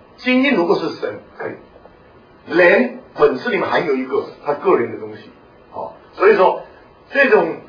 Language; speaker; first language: Chinese; non-native, local second language; Hakka Chinese